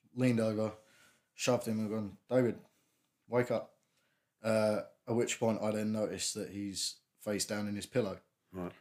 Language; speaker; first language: English; native; English